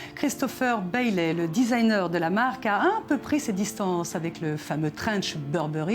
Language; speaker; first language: French; native; French